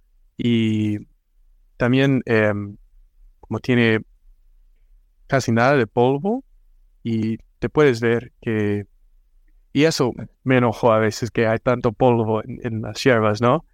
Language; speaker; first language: Spanish; non-native, fluent; English